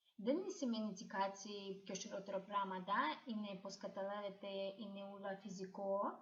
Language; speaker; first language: Greek; non-native, learner; Russian